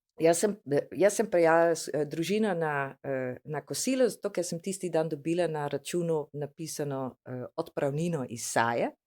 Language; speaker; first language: Slovenian; non-native, fluent; English